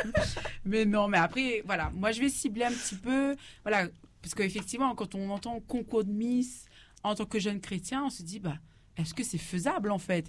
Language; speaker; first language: French; native; French